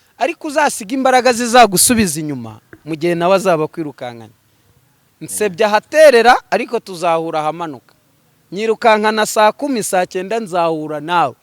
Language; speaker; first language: Kinyarwanda; native; Kinyarwanda